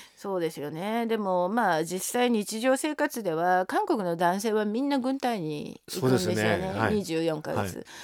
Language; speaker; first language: Japanese; non-native, fluent; Korean